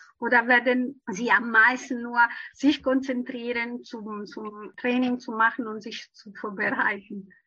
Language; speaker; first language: German; non-native, fluent; Italian